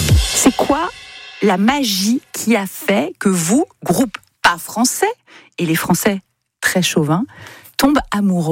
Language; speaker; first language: French; native; French